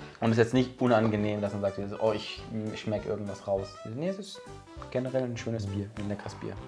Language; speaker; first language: German; native; German